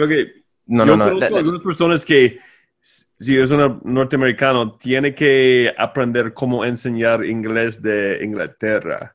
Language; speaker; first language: Spanish; non-native, fluent; English